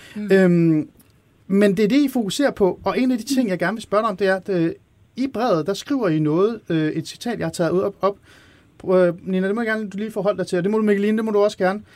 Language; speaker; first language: Danish; early bilingual, other home language; Persian